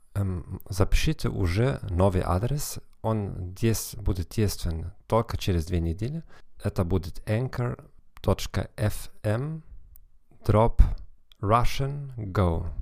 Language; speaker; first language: Russian; non-native, fluent; German